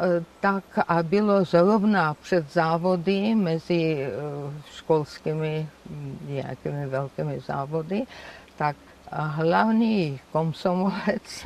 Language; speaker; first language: Czech; non-native, fluent; Georgian